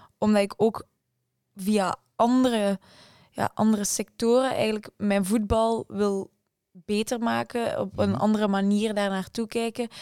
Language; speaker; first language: Dutch; native; Dutch